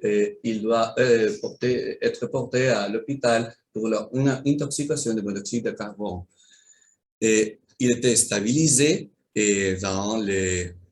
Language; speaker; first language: French; non-native, learner; Spanish